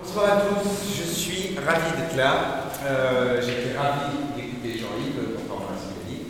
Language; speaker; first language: French; native; French